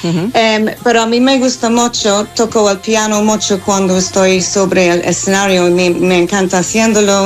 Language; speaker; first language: Spanish; non-native, fluent; English